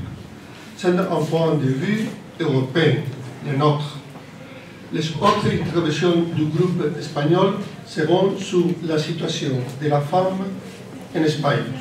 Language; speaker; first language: French; non-native, learner; Spanish